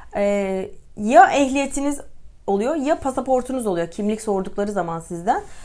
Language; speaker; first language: Turkish; native; Turkish